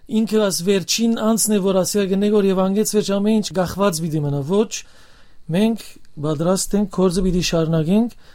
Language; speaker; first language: Armenian; native; Armenian